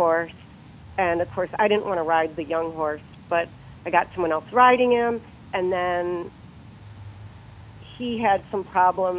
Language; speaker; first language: English; native; English